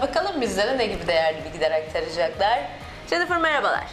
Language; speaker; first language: Turkish; native; Turkish